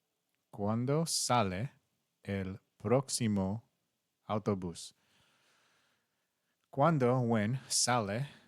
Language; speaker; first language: Spanish; non-native, learner; English